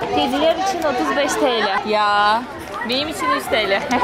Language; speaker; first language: Turkish; non-native, learner; Russian